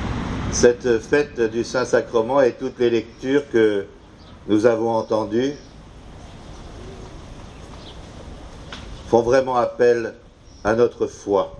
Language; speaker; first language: French; native; French